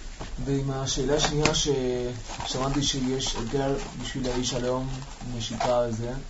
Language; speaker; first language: Hebrew; non-native, learner; Spanish